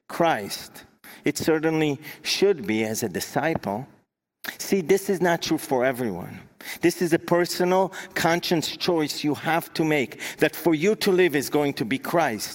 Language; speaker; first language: English; non-native, fluent; Hebrew